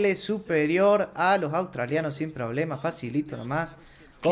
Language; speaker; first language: Spanish; native; Spanish